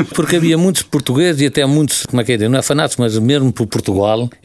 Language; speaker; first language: Portuguese; early bilingual, heritage; Portuguese